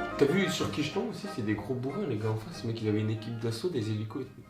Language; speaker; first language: French; native; French